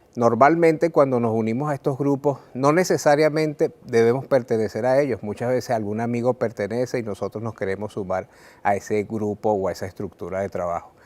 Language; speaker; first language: Spanish; native; Spanish